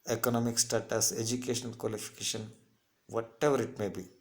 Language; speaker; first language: English; non-native, local second language; Kannada